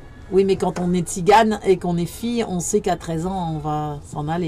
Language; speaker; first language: French; native; French